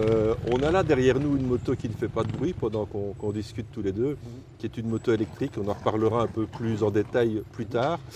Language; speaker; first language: French; native; French